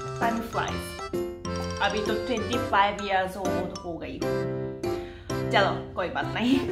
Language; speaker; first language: Hindi; non-native, fluent; Japanese